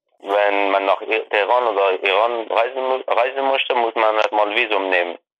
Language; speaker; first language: German; non-native, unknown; Persian